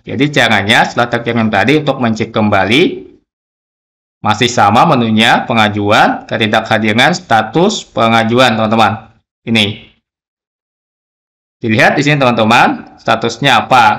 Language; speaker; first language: Indonesian; native; Indonesian